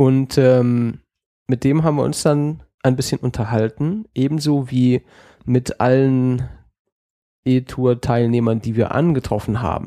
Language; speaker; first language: German; native; German